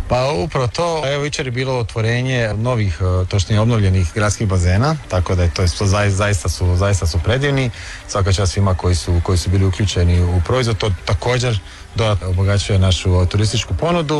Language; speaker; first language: Serbian; native; Serbian